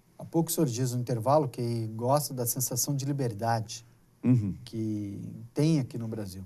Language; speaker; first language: Portuguese; native; Portuguese